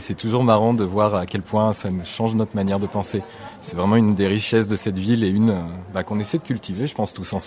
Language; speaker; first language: French; native; French